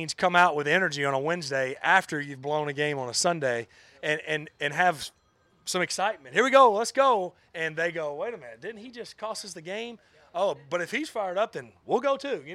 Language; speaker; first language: English; native; English